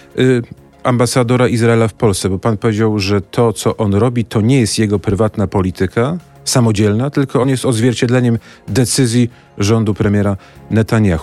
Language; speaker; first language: Polish; native; Polish